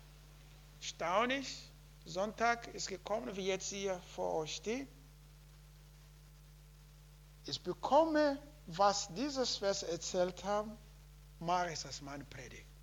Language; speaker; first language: German; non-native, learner; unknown